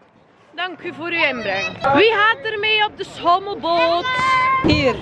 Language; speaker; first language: Dutch; native; Dutch